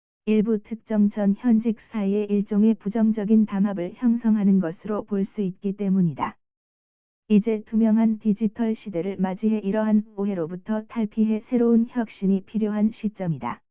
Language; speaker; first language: Korean; native; Korean